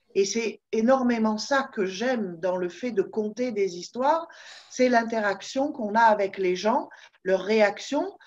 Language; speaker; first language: French; native; French